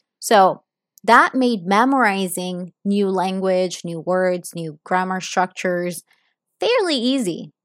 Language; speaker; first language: English; non-native, fluent; Italian